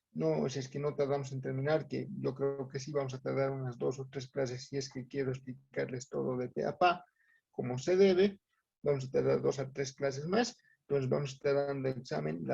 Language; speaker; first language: Spanish; native; Spanish